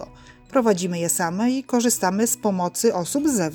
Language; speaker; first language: Polish; native; Polish